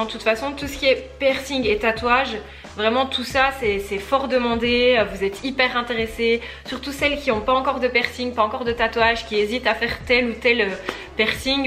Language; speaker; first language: French; native; French